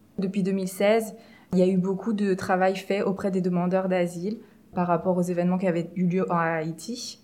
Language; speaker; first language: French; native; French